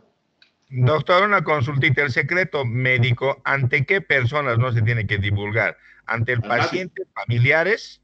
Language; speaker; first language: Spanish; native; Spanish